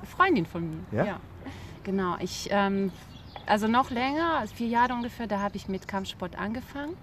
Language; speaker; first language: German; early bilingual, other home language; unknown